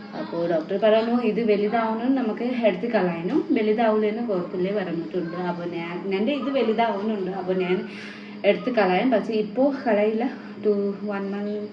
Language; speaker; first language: Malayalam; non-native, learner; Nepali